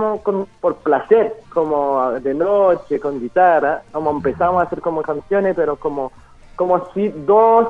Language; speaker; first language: Spanish; non-native, fluent; French